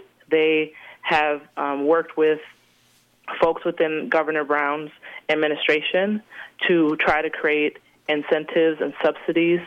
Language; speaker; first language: English; native; English